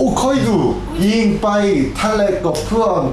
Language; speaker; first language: Thai; non-native, learner; Korean